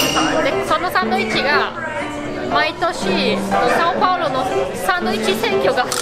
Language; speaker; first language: Japanese; non-native, fluent; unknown